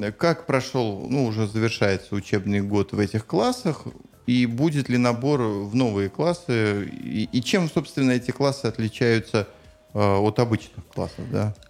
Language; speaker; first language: Russian; native; Russian